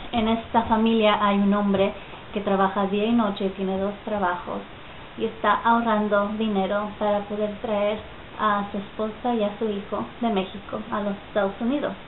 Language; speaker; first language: Spanish; early bilingual, heritage; Spanish